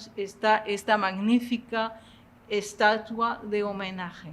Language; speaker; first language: Spanish; non-native, fluent; French